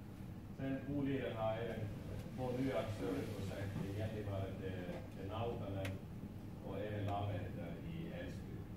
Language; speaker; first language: Swedish; non-native, fluent; Finnish